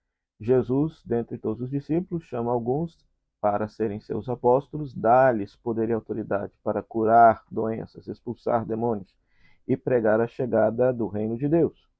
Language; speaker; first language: Portuguese; native; Portuguese